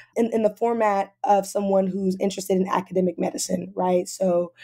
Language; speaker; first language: English; native; English